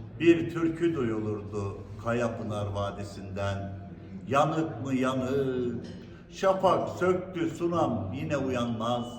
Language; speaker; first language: Turkish; native; Turkish